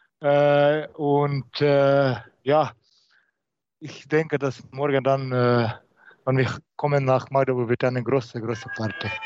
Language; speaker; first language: German; non-native, learner; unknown